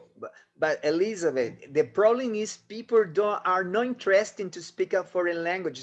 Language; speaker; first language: English; non-native, fluent; Spanish